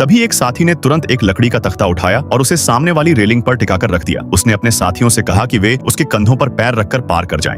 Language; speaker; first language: Hindi; native; Hindi